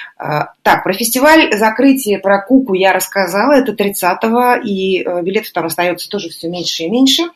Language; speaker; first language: Russian; native; Russian